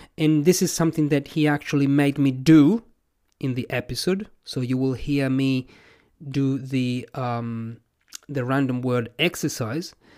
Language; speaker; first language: English; non-native, fluent; Italian